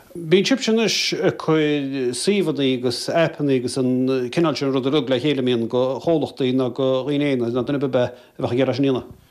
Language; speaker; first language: Irish; native; Irish